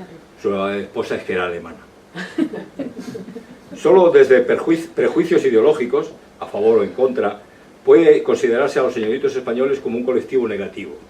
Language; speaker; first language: Spanish; native; Spanish